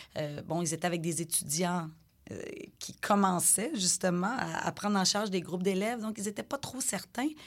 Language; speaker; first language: French; native; French